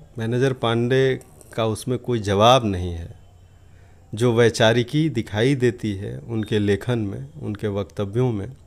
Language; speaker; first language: Hindi; native; Hindi